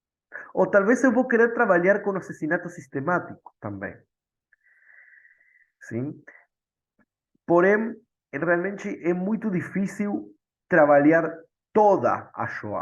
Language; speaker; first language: Portuguese; non-native, fluent; Spanish